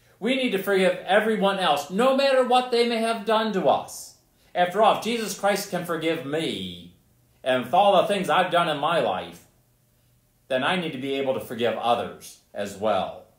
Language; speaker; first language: English; native; English